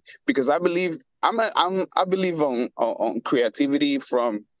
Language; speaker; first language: English; early bilingual, other home language; Spanish